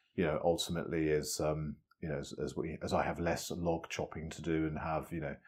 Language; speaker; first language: English; native; English